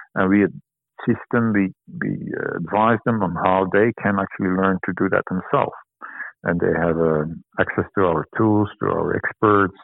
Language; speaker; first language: English; non-native, fluent; Dutch